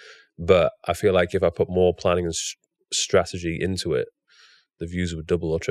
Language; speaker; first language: English; native; English